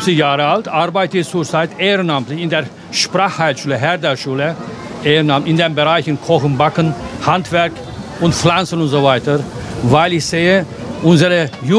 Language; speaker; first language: German; non-native, fluent; Turkish